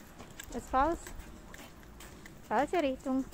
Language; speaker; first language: German; non-native, learner; Indonesian